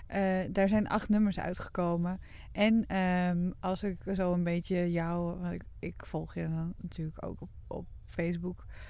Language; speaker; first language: Dutch; non-native, local second language; Western Frisian